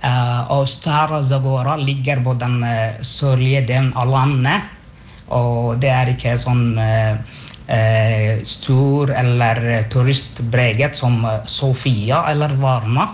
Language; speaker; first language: Norwegian; non-native, fluent; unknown